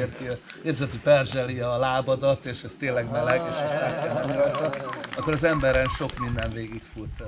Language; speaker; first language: Hungarian; native; Hungarian